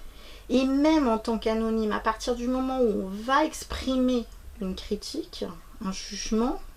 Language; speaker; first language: French; native; French